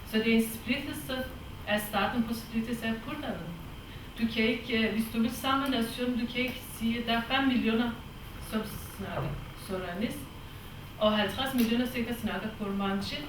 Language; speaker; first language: Danish; non-native, fluent; Kurdish